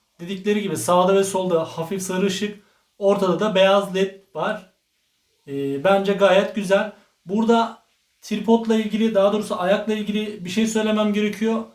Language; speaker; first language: Turkish; native; Turkish